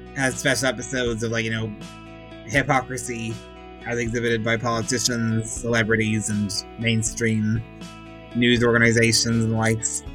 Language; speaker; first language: English; native; English